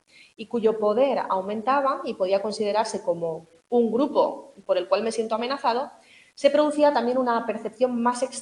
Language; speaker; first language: Spanish; native; Spanish